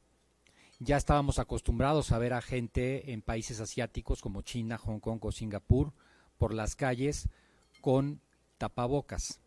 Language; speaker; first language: Spanish; native; Spanish